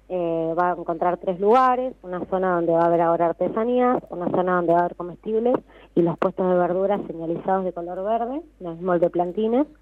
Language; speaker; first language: Spanish; native; Spanish